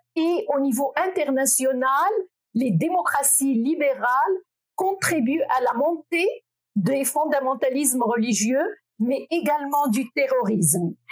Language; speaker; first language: French; non-native, local second language; Arabic